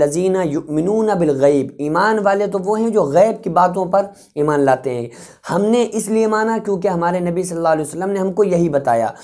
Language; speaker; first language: Urdu; native; Urdu